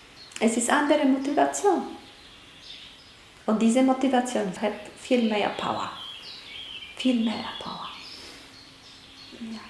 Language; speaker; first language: German; non-native, fluent; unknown